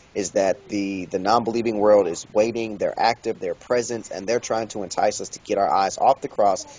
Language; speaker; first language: English; native; English